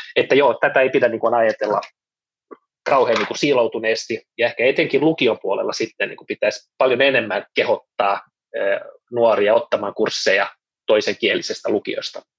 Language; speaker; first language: Finnish; non-native, local second language; Swedish